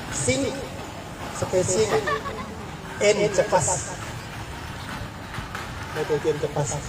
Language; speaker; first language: Indonesian; non-native, learner; Thai